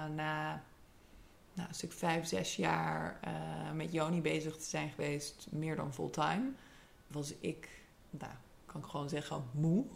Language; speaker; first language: Dutch; early bilingual, other home language; English